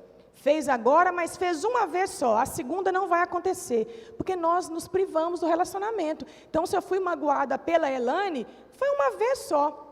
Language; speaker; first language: Portuguese; native; Portuguese